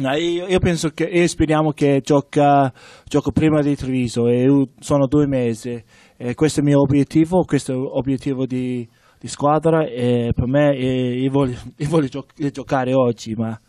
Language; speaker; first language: Italian; non-native, learner; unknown